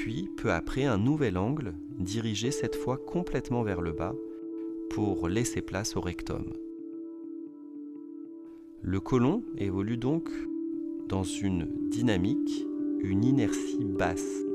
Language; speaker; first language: French; native; French